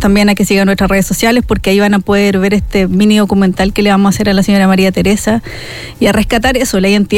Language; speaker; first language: Spanish; native; Spanish